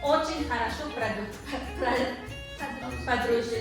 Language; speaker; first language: Russian; non-native, local second language; Tajik